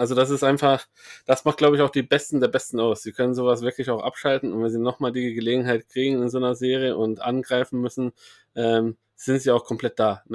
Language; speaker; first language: German; native; German